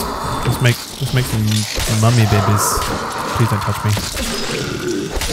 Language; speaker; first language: English; native; English